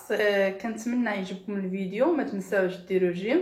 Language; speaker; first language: Arabic; native; Arabic